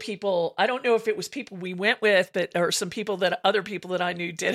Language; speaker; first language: English; native; English